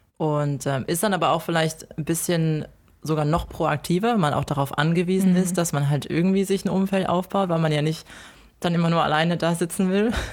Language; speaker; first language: German; native; German